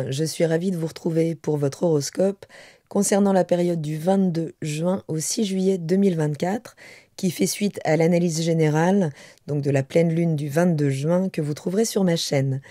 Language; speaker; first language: French; native; French